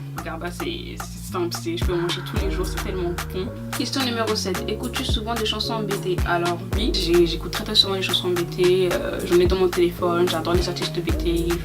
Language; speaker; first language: French; native; French